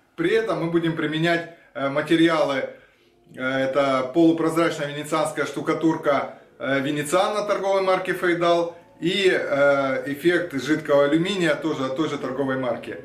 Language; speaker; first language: Russian; native; Russian